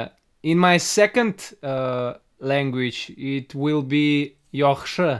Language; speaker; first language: English; non-native, learner; Russian